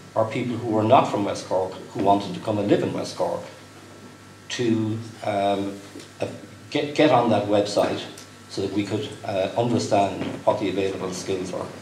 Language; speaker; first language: English; native; English